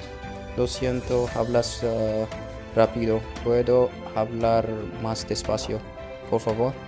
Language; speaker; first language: Spanish; non-native, learner; English